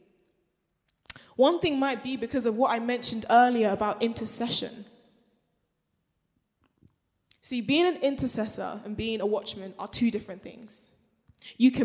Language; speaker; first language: English; native; English